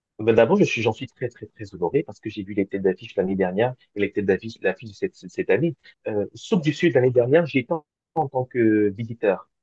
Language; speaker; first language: French; native; French